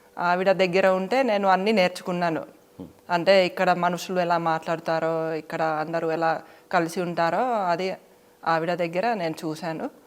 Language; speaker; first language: Telugu; non-native, fluent; Finnish